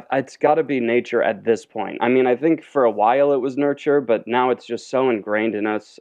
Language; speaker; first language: English; native; English